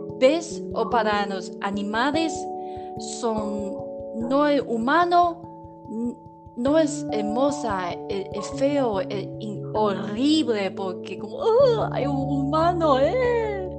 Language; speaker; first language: Spanish; non-native, learner; Chinese